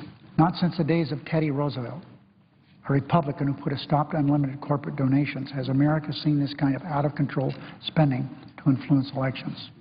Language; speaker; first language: English; native; English